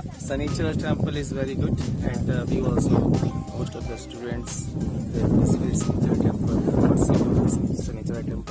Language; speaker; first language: English; non-native, learner; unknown